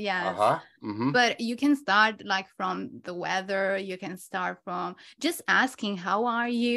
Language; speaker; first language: English; non-native, fluent; Italian